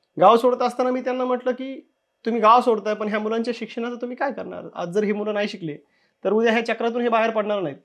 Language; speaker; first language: Marathi; native; Marathi